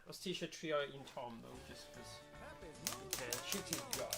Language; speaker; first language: Welsh; native; Welsh